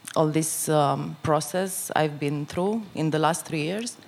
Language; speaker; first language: English; non-native, fluent; Romanian